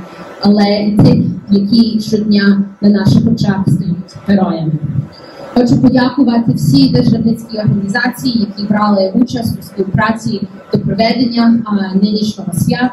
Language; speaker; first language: Ukrainian; early bilingual, heritage; Ukrainian